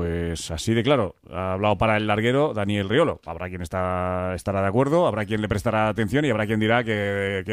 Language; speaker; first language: Spanish; native; Spanish